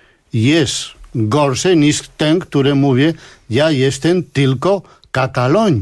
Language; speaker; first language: Polish; non-native, fluent; Spanish